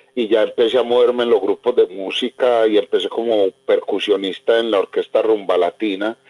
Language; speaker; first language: Spanish; native; Spanish